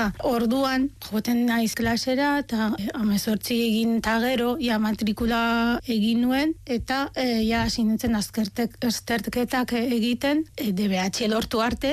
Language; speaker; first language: Basque; non-native, fluent; Arabic